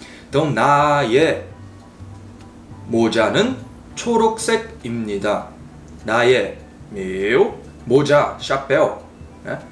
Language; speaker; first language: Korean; early bilingual, heritage; Portuguese